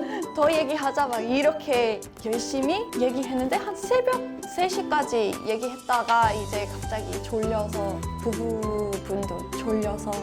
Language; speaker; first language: Korean; non-native, fluent; English